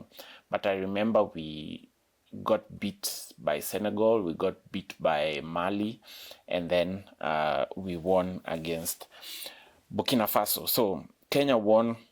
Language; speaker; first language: English; non-native, local second language; Swahili